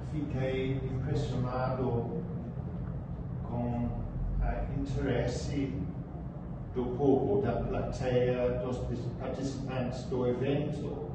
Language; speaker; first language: Portuguese; non-native, fluent; English